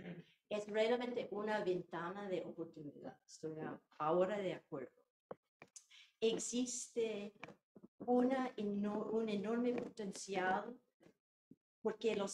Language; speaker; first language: Spanish; non-native, fluent; English